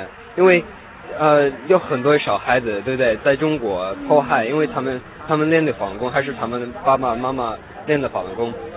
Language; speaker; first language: Chinese; non-native, learner; English